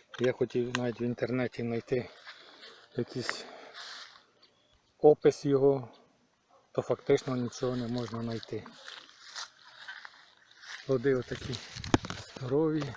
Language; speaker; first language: Ukrainian; native; Ukrainian